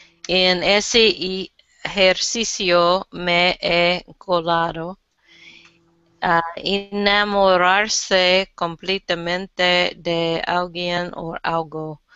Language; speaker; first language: Spanish; non-native, learner; English